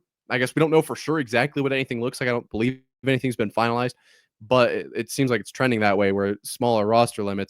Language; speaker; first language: English; native; English